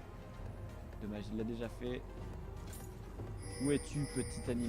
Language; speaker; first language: French; native; French